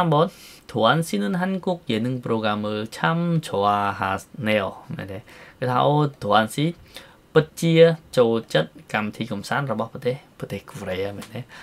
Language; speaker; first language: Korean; non-native, fluent; Khmer